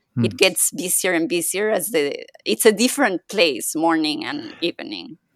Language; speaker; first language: English; non-native, fluent; Spanish